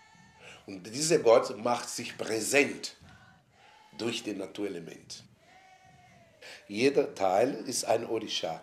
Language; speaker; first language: German; non-native, fluent; Portuguese